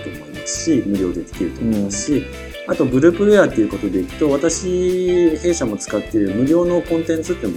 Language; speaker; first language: Japanese; native; Japanese